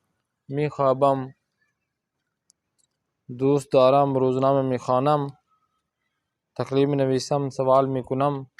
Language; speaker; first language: Persian; non-native, fluent; Urdu